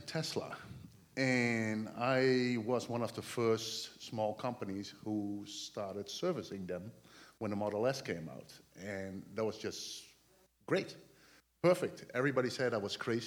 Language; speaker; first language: English; non-native, fluent; Dutch